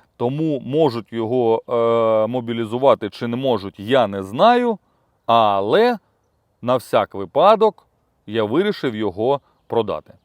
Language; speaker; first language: Ukrainian; non-native, local second language; Russian